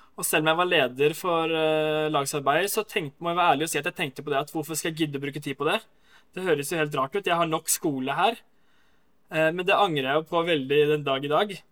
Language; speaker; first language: Norwegian; native; Norwegian